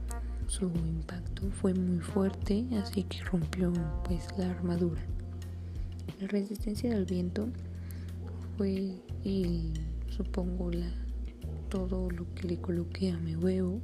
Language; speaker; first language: Spanish; native; Spanish